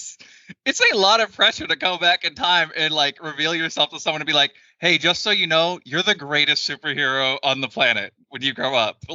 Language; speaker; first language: English; native; English